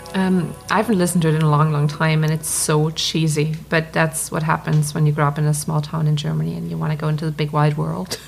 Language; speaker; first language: English; non-native, fluent; German